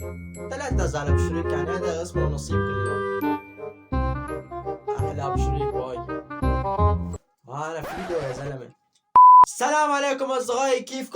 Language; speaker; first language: Arabic; native; Arabic